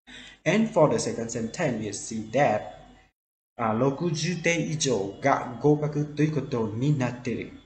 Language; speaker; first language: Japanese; non-native, fluent; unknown